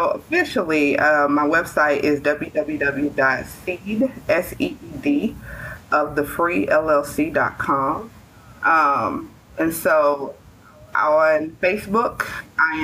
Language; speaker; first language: English; native; English